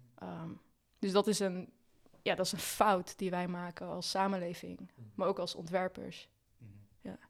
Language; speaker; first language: Dutch; early bilingual, other home language; Arabic